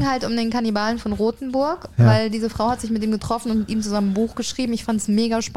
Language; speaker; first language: German; native; German